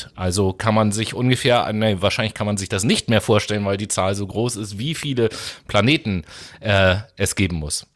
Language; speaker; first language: German; native; German